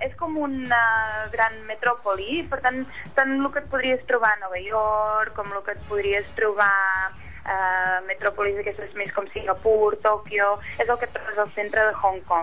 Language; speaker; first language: Catalan; native; Catalan